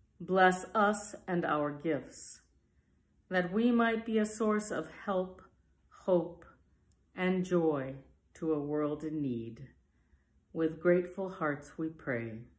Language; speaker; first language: English; native; English